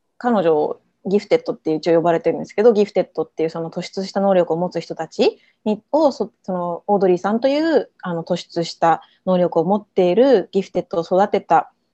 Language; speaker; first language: Japanese; native; Japanese